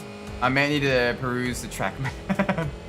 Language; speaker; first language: English; native; English